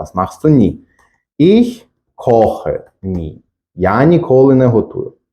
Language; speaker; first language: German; non-native, fluent; Ukrainian